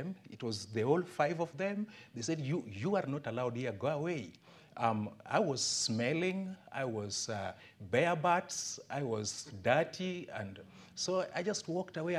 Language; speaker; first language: English; non-native, local second language; Luo (Kenya and Tanzania)